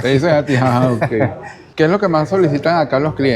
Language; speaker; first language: Spanish; native; Spanish